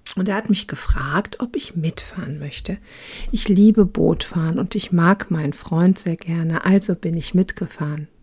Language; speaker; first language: German; early bilingual, other home language; Croatian